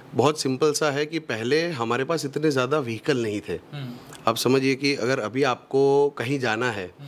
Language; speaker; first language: Hindi; non-native, local second language; Gujarati